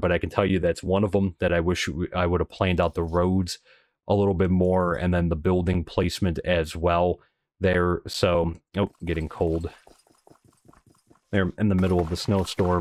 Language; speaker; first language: English; native; English